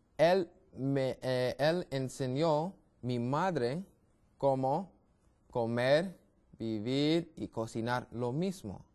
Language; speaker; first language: Spanish; non-native, learner; English